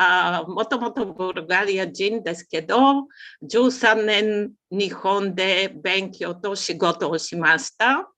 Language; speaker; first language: Japanese; non-native, learner; Bulgarian